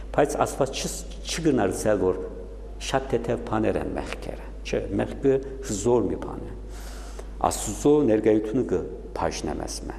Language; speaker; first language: Armenian; native; Armenian